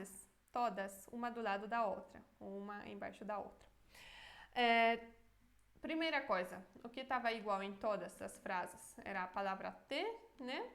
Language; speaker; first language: Portuguese; non-native, fluent; Polish